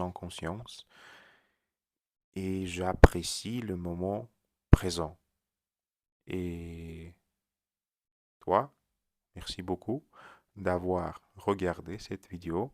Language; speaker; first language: French; non-native, learner; Russian